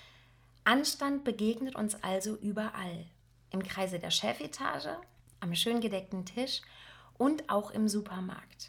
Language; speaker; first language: German; native; German